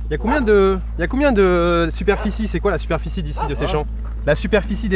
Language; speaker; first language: French; native; French